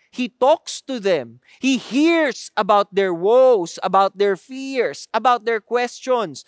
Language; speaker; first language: English; non-native, local second language; Filipino